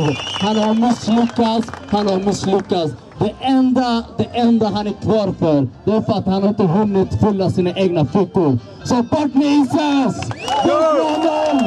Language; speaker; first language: Swedish; non-native, fluent; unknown